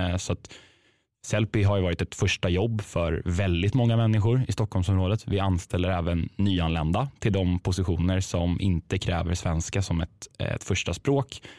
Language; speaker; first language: Swedish; native; Swedish